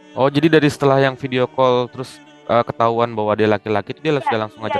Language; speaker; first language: Indonesian; native; Indonesian